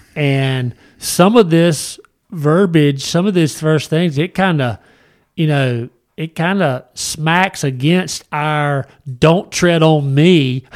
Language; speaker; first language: English; native; English